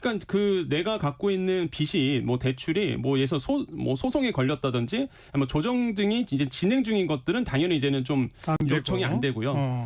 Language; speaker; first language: Korean; native; Korean